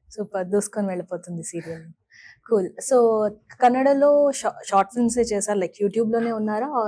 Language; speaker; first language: Telugu; native; Telugu